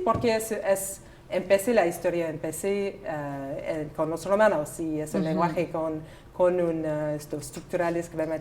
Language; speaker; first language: Spanish; non-native, learner; English